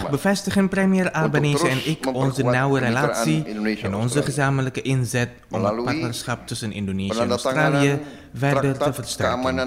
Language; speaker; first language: Dutch; non-native, fluent; Indonesian